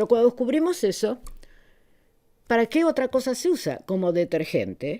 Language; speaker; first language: Spanish; native; Spanish